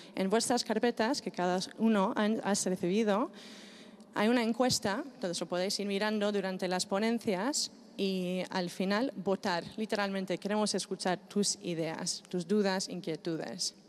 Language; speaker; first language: Spanish; non-native, fluent; Greek